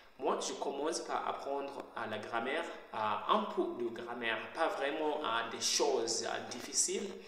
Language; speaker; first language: French; non-native, fluent; Shona